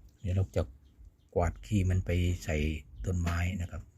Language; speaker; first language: Thai; native; Thai